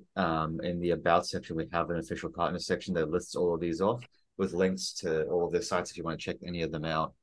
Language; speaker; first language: English; native; English